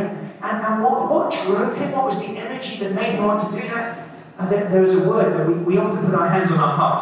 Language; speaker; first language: English; native; English